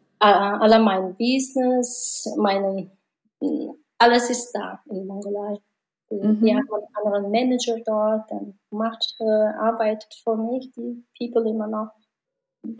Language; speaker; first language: German; non-native, learner; Mongolian